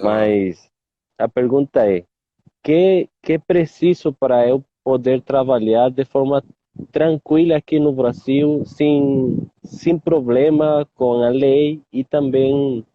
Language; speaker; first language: Portuguese; non-native, learner; Spanish